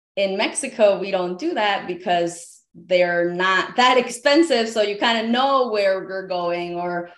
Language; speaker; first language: English; early bilingual, other home language; Spanish